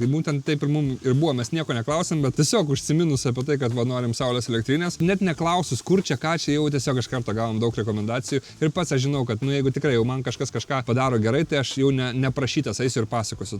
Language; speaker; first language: Lithuanian; native; Lithuanian